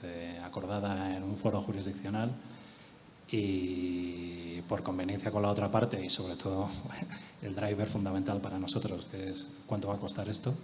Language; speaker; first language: Spanish; native; Spanish